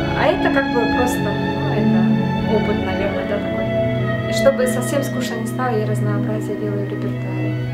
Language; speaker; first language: Russian; non-native, local second language; Yakut